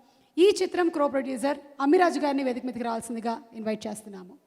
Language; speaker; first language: Telugu; native; Telugu